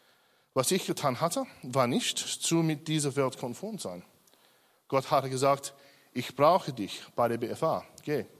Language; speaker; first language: German; non-native, learner; English